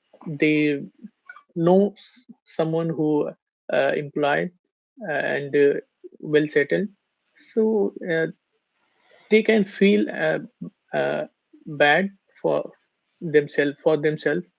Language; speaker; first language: English; non-native, learner; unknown